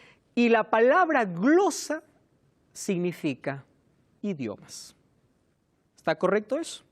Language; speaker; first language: Spanish; native; Spanish